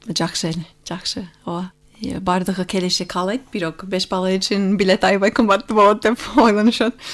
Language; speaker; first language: Kyrgyz; non-native, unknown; English